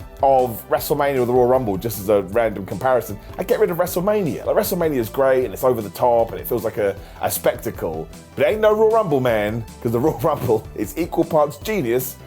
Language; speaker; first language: English; native; English